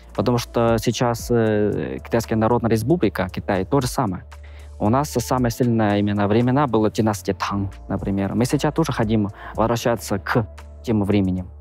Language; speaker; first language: Russian; non-native, fluent; Chinese